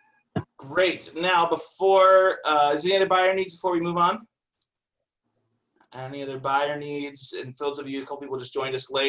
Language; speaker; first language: English; native; English